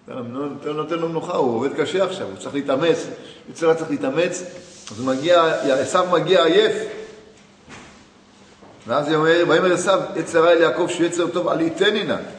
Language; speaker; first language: Hebrew; native; Hebrew